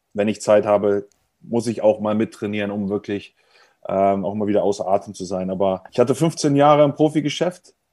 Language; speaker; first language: German; native; German